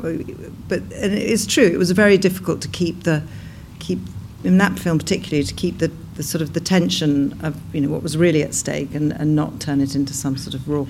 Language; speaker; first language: English; native; English